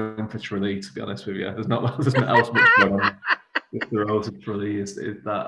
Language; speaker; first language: English; native; English